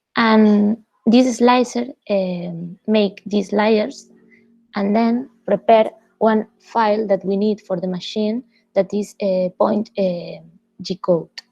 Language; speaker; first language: English; non-native, fluent; Spanish